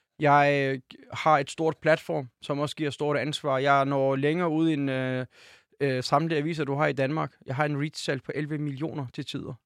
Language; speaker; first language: Danish; early bilingual, other home language; Turkish